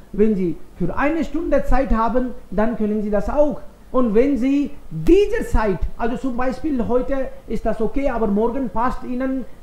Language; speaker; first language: German; non-native, fluent; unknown